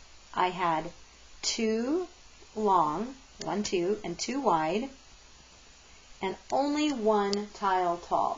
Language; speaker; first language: English; native; English